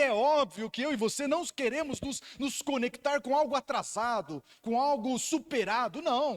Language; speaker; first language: Portuguese; native; Portuguese